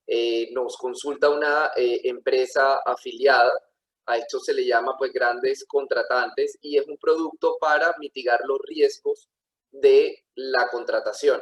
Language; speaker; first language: Spanish; native; Spanish